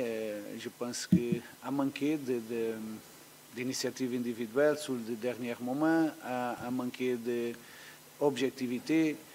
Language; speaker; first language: French; non-native, learner; Spanish